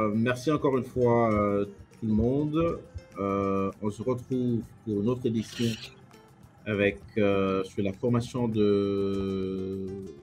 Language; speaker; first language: French; non-native, local second language; Lingala